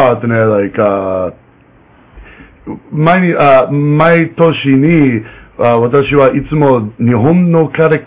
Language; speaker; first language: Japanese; non-native, learner; English